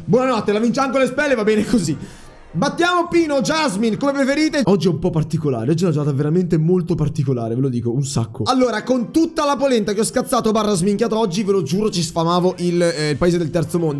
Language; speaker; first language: Italian; native; Italian